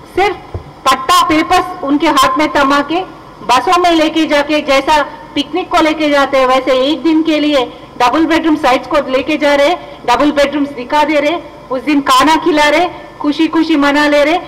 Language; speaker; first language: Hindi; non-native, local second language; Telugu